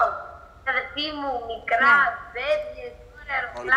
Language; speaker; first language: Greek; early bilingual, heritage; Greek